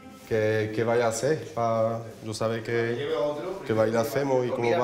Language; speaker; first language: Spanish; non-native, learner; French